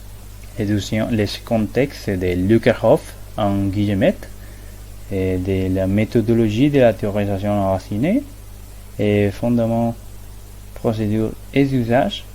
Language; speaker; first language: French; non-native, learner; Spanish